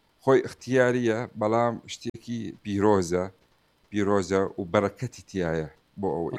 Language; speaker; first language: Central Kurdish; non-native, local second language; Arabic